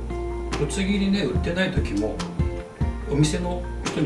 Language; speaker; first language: Japanese; native; Japanese